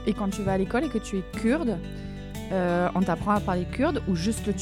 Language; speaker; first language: French; native; French